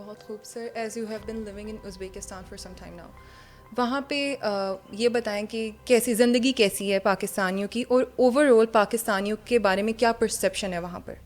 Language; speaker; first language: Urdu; native; Urdu